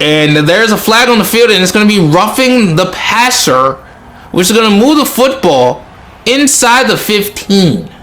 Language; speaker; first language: English; native; English